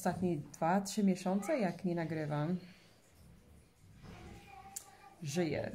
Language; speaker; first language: Polish; non-native, fluent; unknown